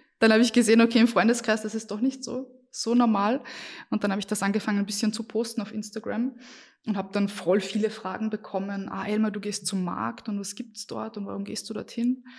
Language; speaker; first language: German; early bilingual, other home language; Bosnian